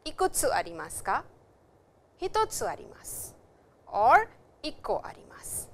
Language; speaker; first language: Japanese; non-native, fluent; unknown